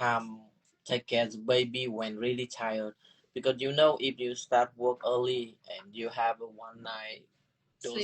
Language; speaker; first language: English; non-native, learner; Vietnamese